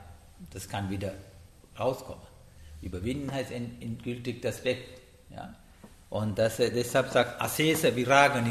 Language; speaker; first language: German; non-native, learner; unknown